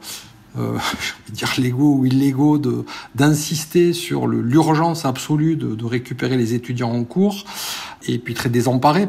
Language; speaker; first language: French; native; French